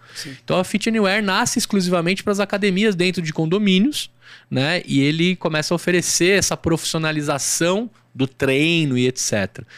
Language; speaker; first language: Portuguese; native; Portuguese